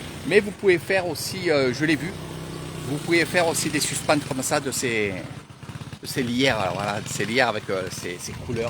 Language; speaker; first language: French; native; French